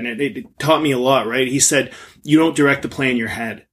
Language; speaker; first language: English; native; English